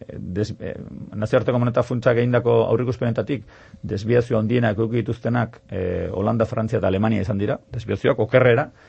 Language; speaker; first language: Basque; native; Basque